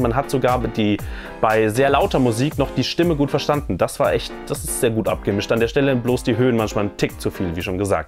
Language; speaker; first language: German; native; German